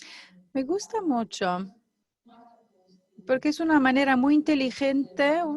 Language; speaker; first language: Spanish; non-native, fluent; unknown